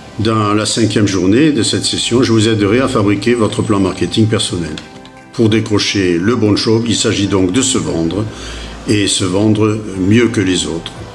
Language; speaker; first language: French; native; French